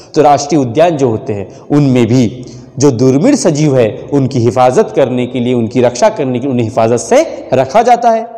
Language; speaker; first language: Hindi; non-native, local second language; Marathi